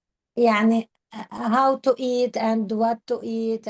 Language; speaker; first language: English; non-native, learner; Arabic